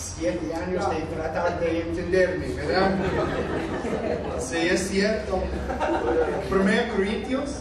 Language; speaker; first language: Spanish; non-native, fluent; English